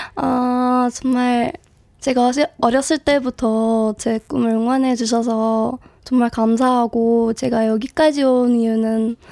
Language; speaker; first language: Korean; non-native, fluent; English